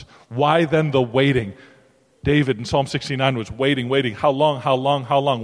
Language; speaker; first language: English; native; English